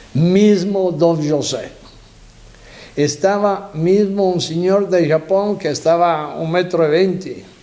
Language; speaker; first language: Spanish; non-native, learner; Italian